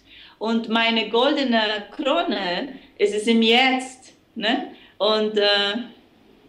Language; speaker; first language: German; non-native, fluent; Portuguese